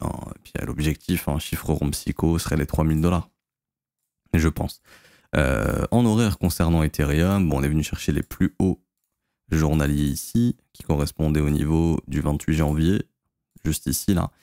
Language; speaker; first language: French; native; French